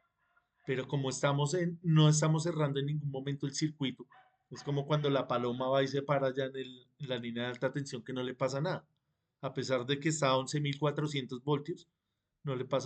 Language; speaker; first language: Spanish; native; Spanish